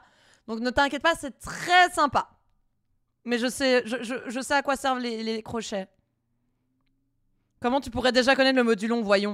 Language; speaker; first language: French; native; French